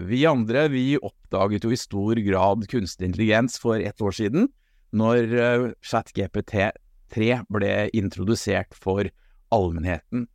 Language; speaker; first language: Norwegian; native; Norwegian